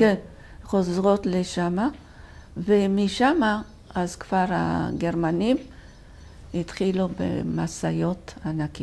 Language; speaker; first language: Hebrew; non-native, fluent; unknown